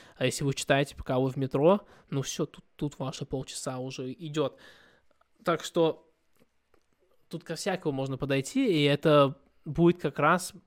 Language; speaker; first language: Russian; early bilingual, heritage; Russian